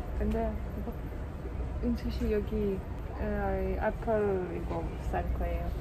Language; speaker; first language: Korean; non-native, learner; Russian